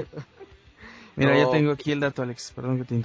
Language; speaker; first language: Spanish; native; Spanish